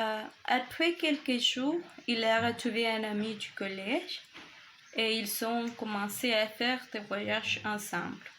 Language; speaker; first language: French; non-native, learner; Spanish